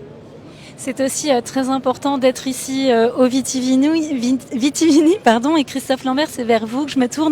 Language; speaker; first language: French; native; French